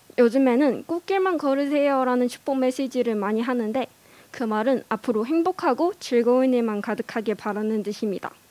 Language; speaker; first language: Korean; non-native, fluent; Cantonese